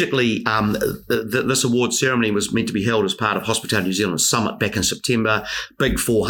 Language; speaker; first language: English; native; English